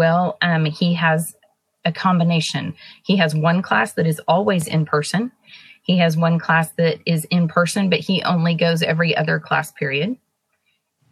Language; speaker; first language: English; native; English